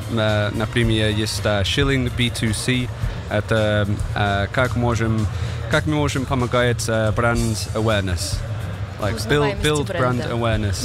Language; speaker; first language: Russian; non-native, learner; English